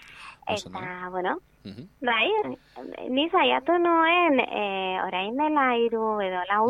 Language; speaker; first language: Basque; non-native, learner; Spanish